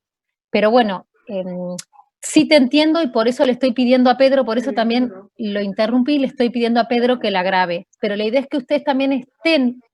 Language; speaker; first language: Spanish; native; Spanish